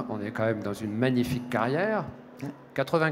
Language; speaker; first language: French; native; French